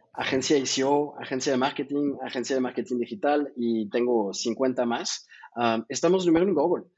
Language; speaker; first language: Spanish; non-native, fluent; French